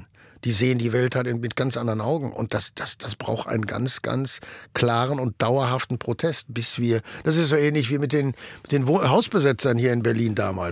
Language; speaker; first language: German; native; German